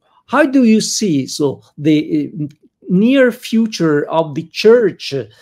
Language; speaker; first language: English; non-native, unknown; Italian